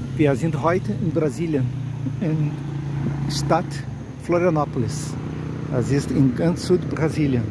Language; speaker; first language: German; non-native, learner; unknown